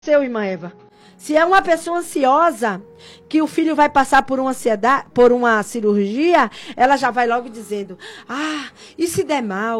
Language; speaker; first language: Portuguese; native; Portuguese